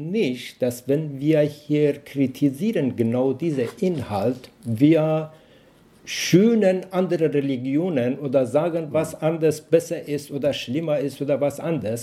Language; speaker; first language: German; non-native, learner; Persian